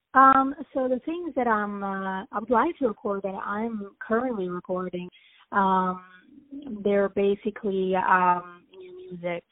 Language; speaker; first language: English; early bilingual, other home language; Italian